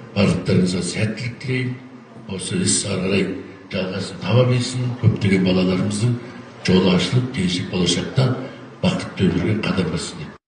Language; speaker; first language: Kazakh; native; Kazakh